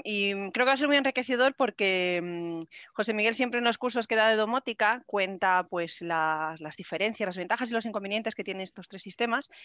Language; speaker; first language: Spanish; native; Spanish